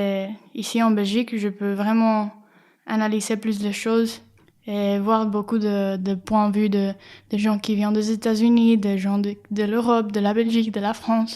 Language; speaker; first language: French; non-native, fluent; Spanish